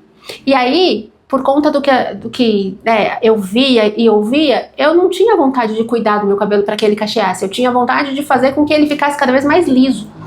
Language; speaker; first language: Portuguese; native; Portuguese